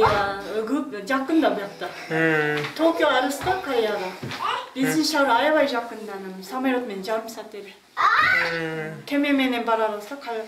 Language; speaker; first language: Kyrgyz; non-native, fluent; Japanese